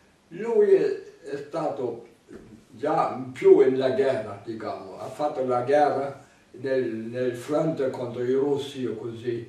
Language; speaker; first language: Italian; non-native, fluent; German